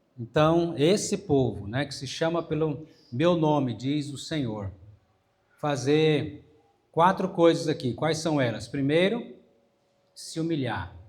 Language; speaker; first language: Portuguese; native; Portuguese